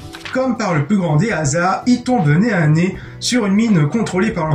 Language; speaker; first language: French; native; French